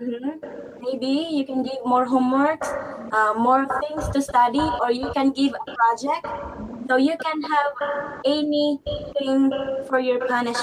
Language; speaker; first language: English; non-native, fluent; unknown